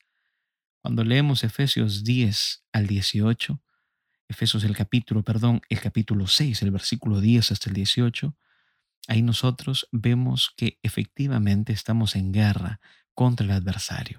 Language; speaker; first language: Spanish; native; Spanish